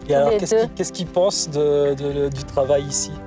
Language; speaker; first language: French; native; French